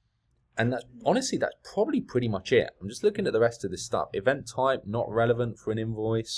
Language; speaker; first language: English; native; English